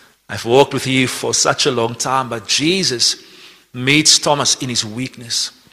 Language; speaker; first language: English; non-native, local second language; Afrikaans